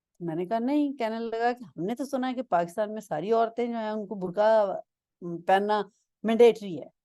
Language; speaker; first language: Urdu; non-native, local second language; Punjabi